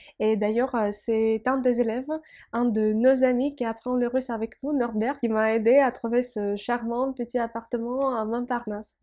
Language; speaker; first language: French; non-native, fluent; Russian